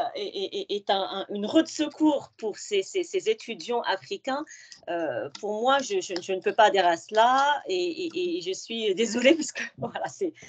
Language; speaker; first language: French; non-native, local second language; Arabic